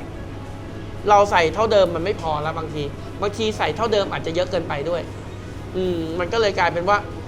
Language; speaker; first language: Thai; native; Thai